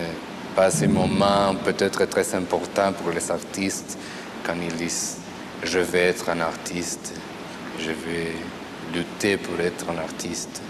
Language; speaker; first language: French; non-native, fluent; Spanish